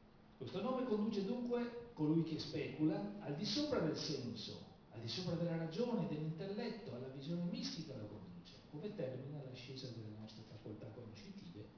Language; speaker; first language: Italian; native; Italian